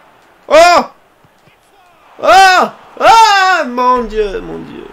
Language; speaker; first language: French; native; French